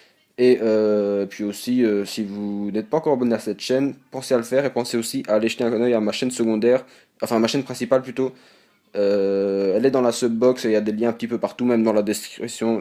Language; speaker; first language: French; native; French